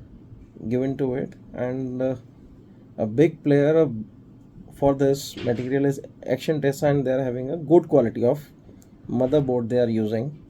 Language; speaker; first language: English; non-native, local second language; Hindi